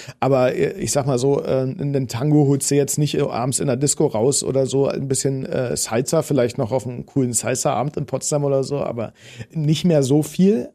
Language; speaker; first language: German; native; German